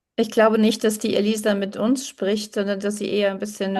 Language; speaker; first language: German; native; German